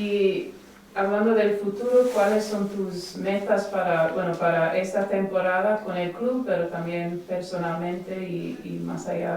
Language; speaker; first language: Spanish; non-native, fluent; English